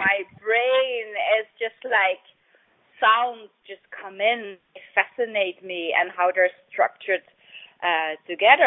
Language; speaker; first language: English; non-native, fluent; Dutch